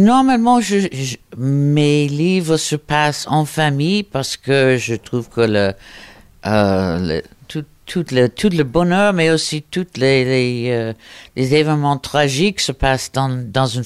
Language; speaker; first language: French; non-native, fluent; English